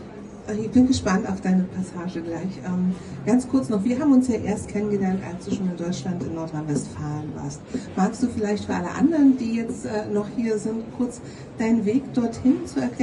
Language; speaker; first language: German; native; German